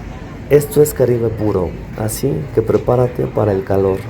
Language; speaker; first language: Spanish; native; Spanish